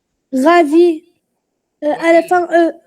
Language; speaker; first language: French; non-native, local second language; Arabic